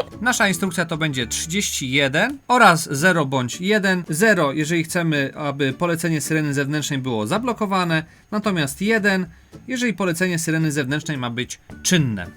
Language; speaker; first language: Polish; native; Polish